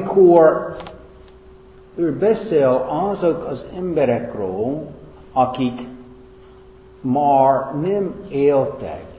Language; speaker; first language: Hungarian; non-native, fluent; English